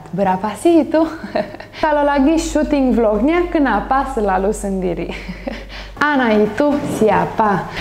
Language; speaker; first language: Indonesian; non-native, learner; Romanian